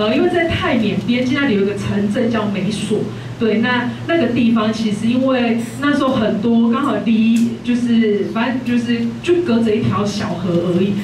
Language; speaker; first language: Chinese; native; Chinese